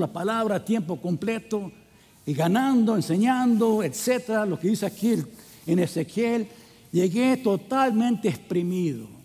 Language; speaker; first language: Spanish; non-native, fluent; English